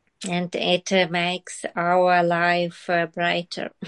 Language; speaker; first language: English; non-native, learner; Ukrainian